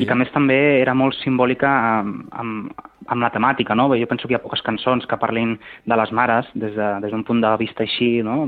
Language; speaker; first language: Catalan; native; Catalan